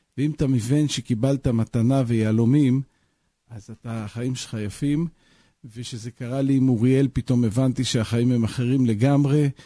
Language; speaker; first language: Hebrew; native; Hebrew